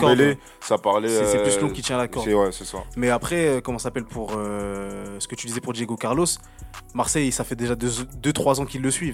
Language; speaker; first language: French; native; French